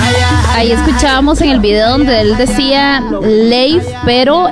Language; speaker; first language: Spanish; native; Spanish